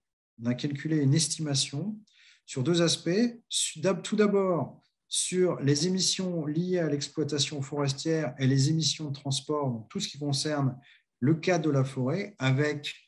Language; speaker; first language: French; native; French